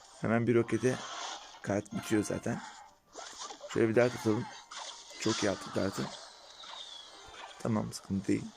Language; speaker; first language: Turkish; native; Turkish